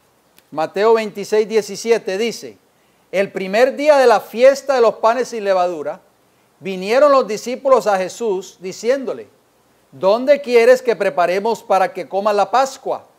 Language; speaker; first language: Spanish; native; Spanish